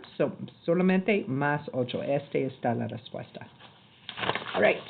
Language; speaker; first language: Spanish; non-native, learner; English